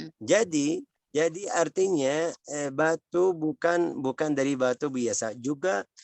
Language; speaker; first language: Indonesian; non-native, learner; Arabic